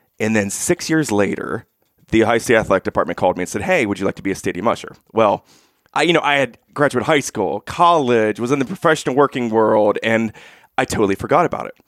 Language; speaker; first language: English; native; English